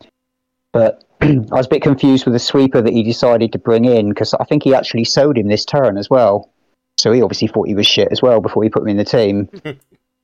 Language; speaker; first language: English; native; English